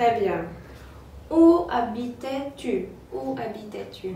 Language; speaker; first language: French; non-native, fluent; Polish